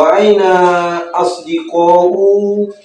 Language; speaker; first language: Arabic; non-native, learner; Indonesian